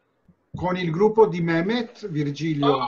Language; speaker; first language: Italian; non-native, fluent; Turkish